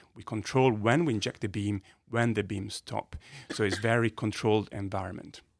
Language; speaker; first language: English; non-native, fluent; Italian